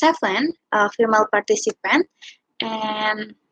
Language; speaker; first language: English; non-native, learner; Indonesian